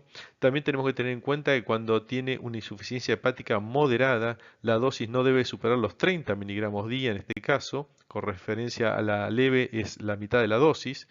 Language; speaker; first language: Spanish; native; Spanish